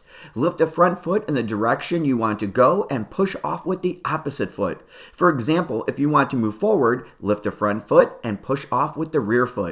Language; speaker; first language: English; native; English